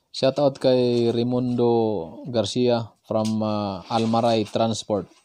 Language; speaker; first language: Filipino; non-native, local second language; Cebuano